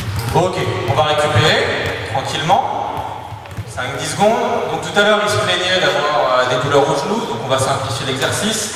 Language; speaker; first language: French; native; French